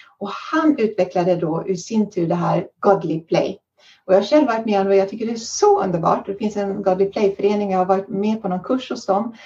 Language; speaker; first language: Swedish; early bilingual, heritage; Swedish